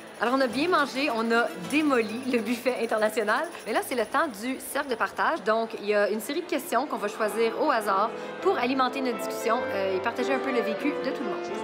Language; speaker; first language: French; native; French